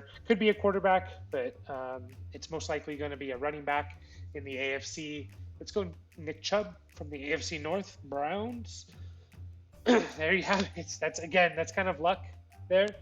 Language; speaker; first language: English; native; English